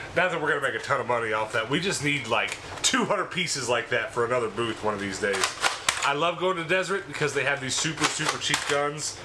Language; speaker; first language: English; native; English